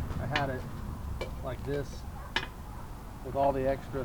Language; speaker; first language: English; native; English